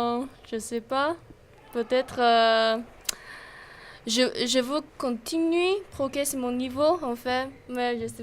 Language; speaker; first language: French; non-native, learner; Chinese